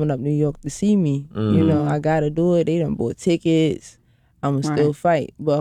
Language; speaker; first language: English; native; English